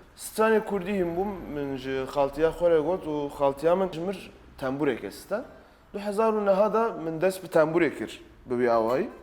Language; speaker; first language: Kurdish; non-native, local second language; Turkish